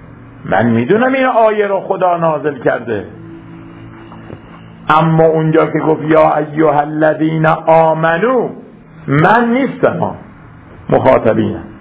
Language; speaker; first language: Persian; native; Persian